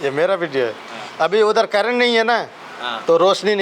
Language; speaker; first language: Hindi; non-native, local second language; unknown